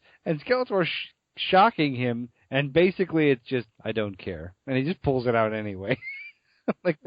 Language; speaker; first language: English; native; English